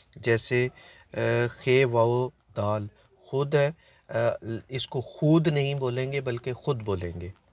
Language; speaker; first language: Urdu; native; Urdu